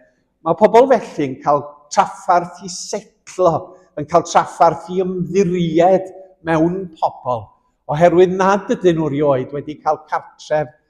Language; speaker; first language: Welsh; native; Welsh